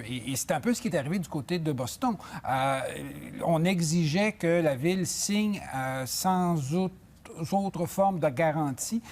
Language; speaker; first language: French; native; French